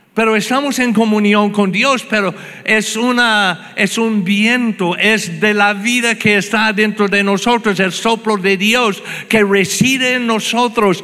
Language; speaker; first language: Spanish; non-native, fluent; English